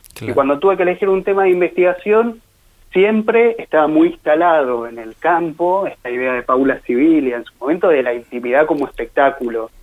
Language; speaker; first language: Spanish; native; Spanish